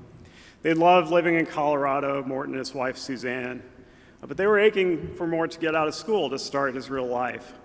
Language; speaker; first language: English; native; English